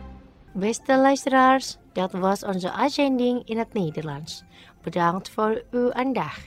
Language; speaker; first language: Dutch; non-native, fluent; Indonesian